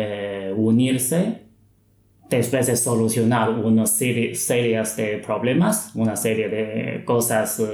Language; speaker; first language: Spanish; non-native, fluent; Chinese